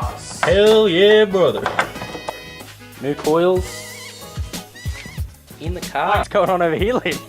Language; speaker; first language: English; native; English